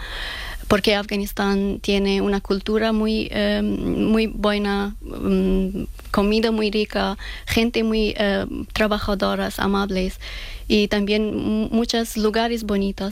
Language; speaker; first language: Spanish; non-native, learner; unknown